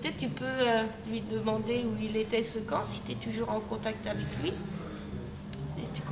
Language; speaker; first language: French; native; French